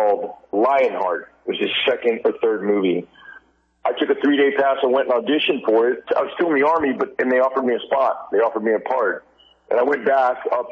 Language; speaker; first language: English; native; English